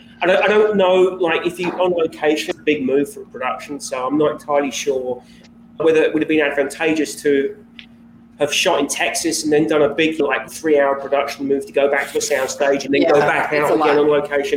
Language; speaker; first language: English; native; English